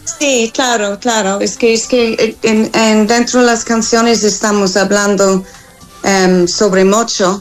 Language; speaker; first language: Spanish; non-native, fluent; English